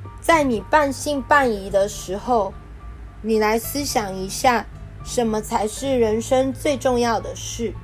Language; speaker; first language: Chinese; native; Chinese